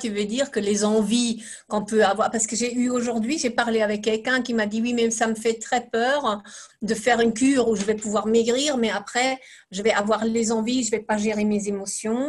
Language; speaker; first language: French; non-native, fluent; German